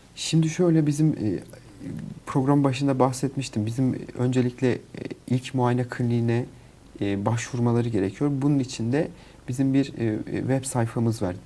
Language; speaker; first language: Turkish; native; Turkish